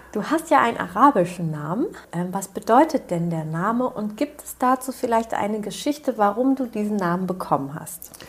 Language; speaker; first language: German; early bilingual, other home language; Turkish